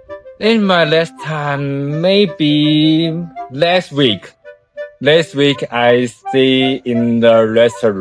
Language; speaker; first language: English; non-native, learner; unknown